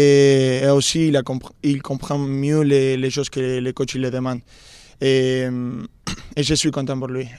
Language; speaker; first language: French; non-native, fluent; Spanish